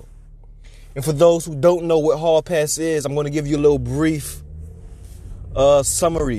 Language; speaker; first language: English; native; English